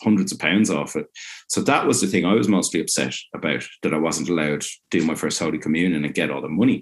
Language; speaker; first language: English; native; English